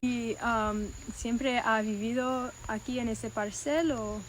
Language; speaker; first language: Spanish; non-native, learner; English